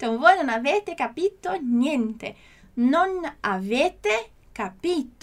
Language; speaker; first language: Italian; non-native, fluent; Portuguese